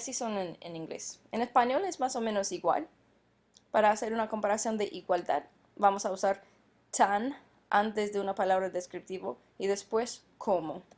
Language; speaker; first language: Spanish; non-native, fluent; English